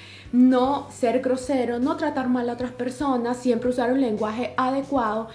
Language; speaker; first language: Spanish; native; Spanish